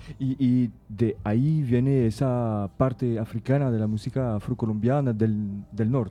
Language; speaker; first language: Spanish; non-native, fluent; French